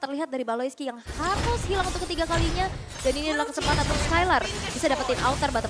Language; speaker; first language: Indonesian; native; Indonesian